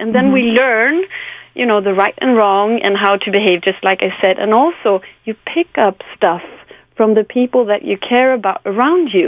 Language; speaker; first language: English; non-native, fluent; Swedish